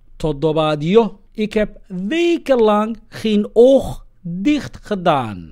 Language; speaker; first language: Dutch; non-native, fluent; Somali